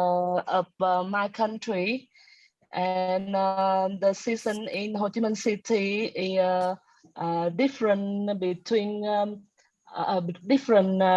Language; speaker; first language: English; non-native, learner; Vietnamese